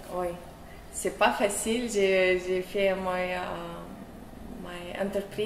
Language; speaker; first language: French; non-native, learner; Russian